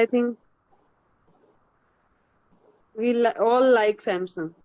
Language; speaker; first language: English; non-native, learner; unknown